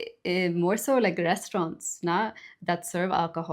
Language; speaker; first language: Hindi; non-native, learner; English